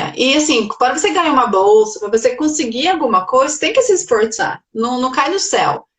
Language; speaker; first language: Portuguese; non-native, fluent; Norwegian